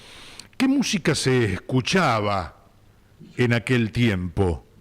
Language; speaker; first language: Spanish; native; Spanish